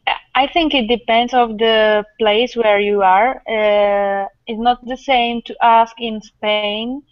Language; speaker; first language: English; non-native, learner; Spanish